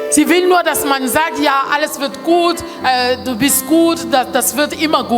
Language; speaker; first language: German; non-native, learner; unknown